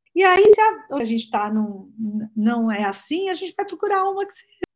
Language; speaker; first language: Portuguese; native; Portuguese